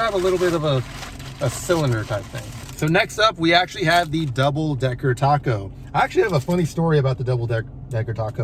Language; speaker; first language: English; native; English